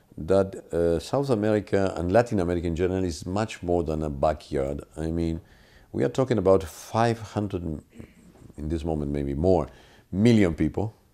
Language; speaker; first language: English; non-native, fluent; Spanish